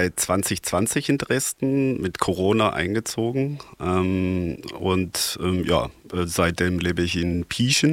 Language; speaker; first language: German; non-native, fluent; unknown